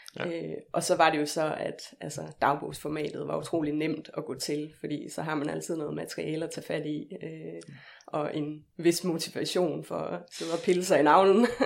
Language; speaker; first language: Danish; native; Danish